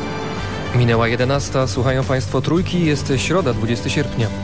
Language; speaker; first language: Polish; native; Polish